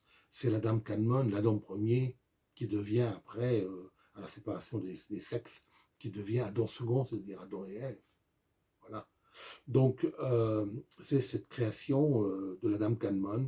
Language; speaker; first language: French; native; French